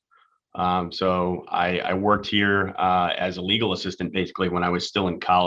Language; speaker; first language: English; native; English